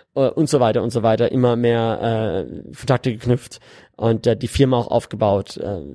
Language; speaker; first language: German; native; German